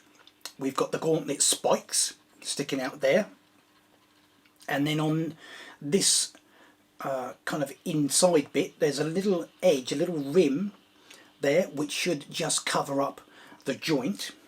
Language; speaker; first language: English; native; English